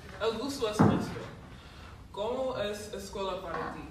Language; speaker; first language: Spanish; non-native, learner; English